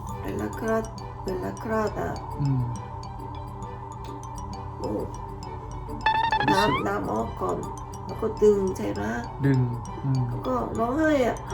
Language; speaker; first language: Thai; non-native, learner; Korean